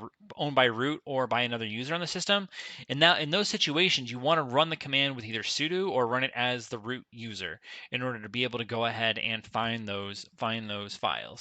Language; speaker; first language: English; native; English